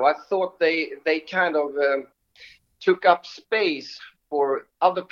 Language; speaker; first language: English; non-native, fluent; Swedish